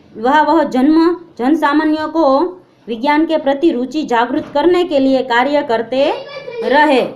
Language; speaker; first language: Hindi; non-native, local second language; Gujarati